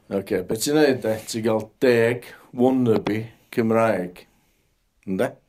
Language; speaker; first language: Welsh; native; Welsh